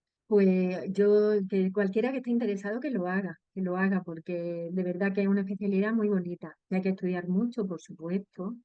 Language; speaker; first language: Spanish; native; Spanish